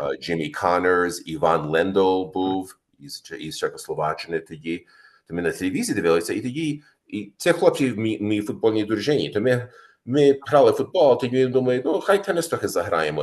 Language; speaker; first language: Ukrainian; early bilingual, heritage; Ukrainian